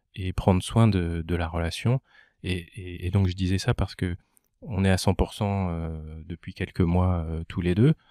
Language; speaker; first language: French; native; French